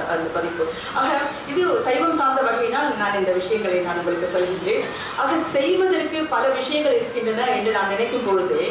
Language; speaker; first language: Tamil; early bilingual, heritage; Tamil